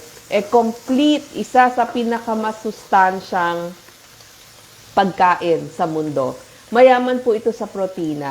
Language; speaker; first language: Filipino; native; Filipino